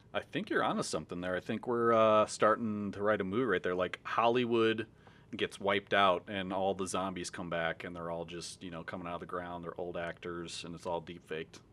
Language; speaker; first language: English; native; English